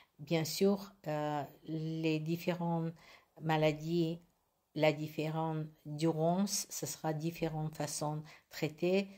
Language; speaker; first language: French; non-native, learner; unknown